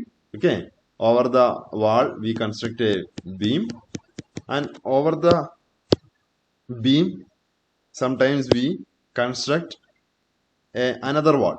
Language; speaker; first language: English; non-native, local second language; Malayalam